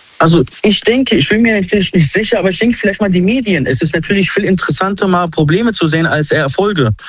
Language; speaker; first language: German; early bilingual, other home language; Arabic